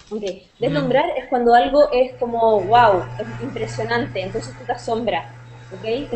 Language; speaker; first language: Spanish; native; Spanish